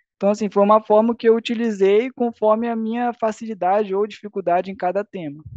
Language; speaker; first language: Portuguese; native; Portuguese